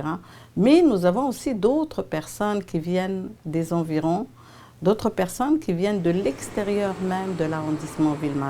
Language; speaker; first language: French; native; French